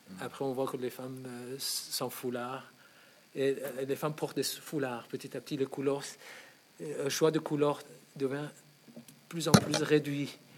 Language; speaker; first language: French; non-native, fluent; Persian